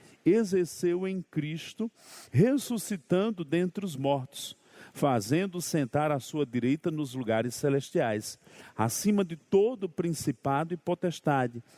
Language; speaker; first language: Portuguese; native; Portuguese